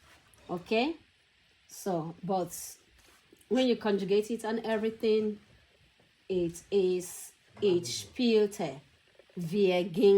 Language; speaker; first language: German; non-native, fluent; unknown